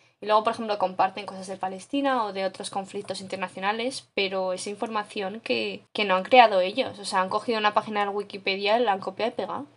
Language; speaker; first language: Spanish; native; Spanish